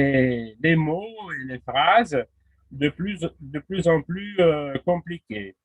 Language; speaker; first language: French; non-native, fluent; Russian